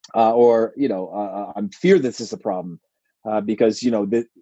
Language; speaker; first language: English; native; English